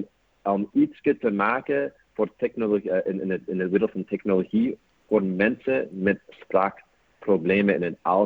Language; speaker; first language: Dutch; non-native, fluent; English